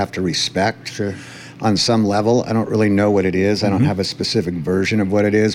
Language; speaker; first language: English; native; English